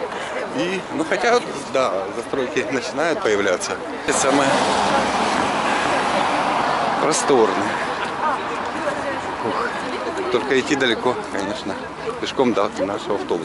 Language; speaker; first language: Russian; native; Russian